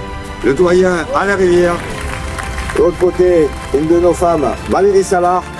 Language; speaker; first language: French; native; French